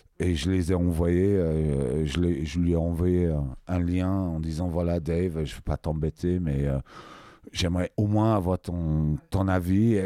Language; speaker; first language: French; non-native, fluent; English